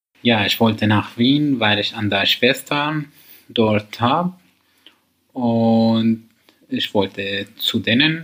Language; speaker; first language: German; non-native, learner; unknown